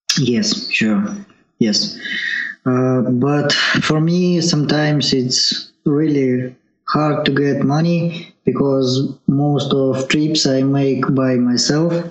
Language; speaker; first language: English; non-native, learner; Russian